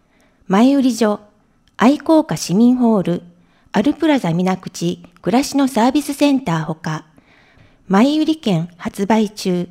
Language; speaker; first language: Japanese; native; Japanese